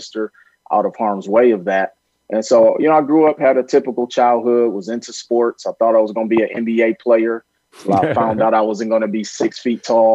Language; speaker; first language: English; native; English